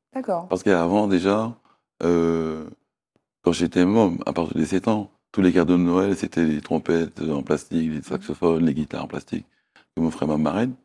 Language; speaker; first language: French; native; French